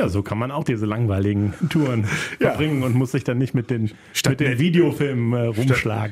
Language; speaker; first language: German; native; German